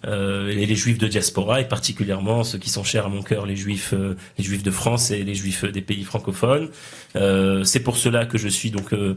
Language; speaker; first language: French; native; French